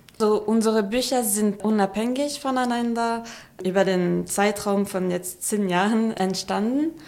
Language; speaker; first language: German; non-native, fluent; French